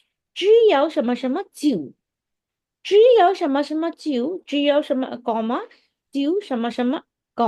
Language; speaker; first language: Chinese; non-native, fluent; Hindi